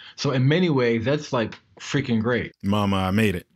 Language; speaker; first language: English; native; English